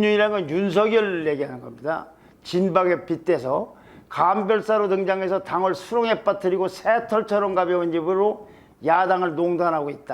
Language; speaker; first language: Korean; native; Korean